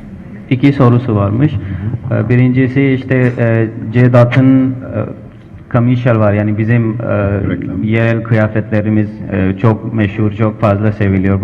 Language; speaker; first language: Turkish; non-native, fluent; Urdu